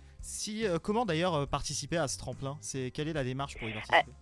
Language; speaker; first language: French; native; French